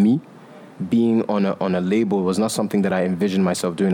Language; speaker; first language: English; non-native, local second language; Yoruba